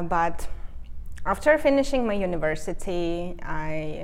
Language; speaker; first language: English; non-native, fluent; Russian